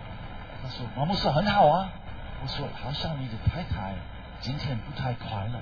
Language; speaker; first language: Chinese; non-native, fluent; English